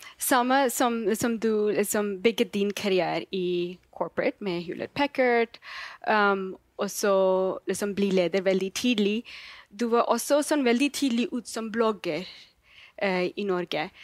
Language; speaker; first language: Norwegian; non-native, learner; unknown